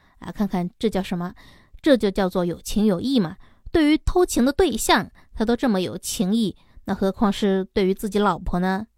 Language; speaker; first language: Chinese; native; Chinese